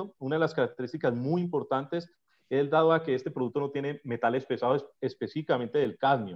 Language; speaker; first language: Spanish; native; Spanish